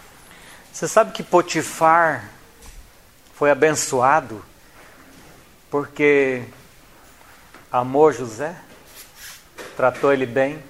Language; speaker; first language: Portuguese; native; Portuguese